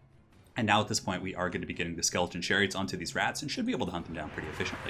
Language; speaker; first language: English; native; English